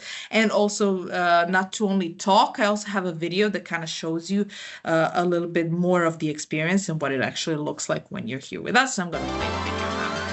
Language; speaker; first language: English; non-native, fluent; Croatian